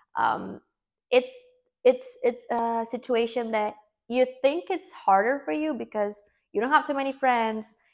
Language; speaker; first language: English; non-native, fluent; Portuguese